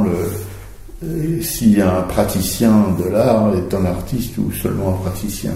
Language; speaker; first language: French; native; French